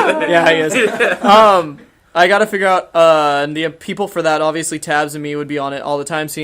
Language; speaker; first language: English; native; English